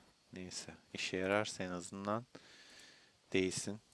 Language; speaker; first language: Turkish; native; Turkish